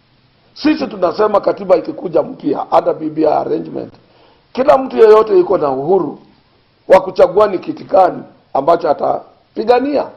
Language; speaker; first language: Swahili; non-native, local second language; Luyia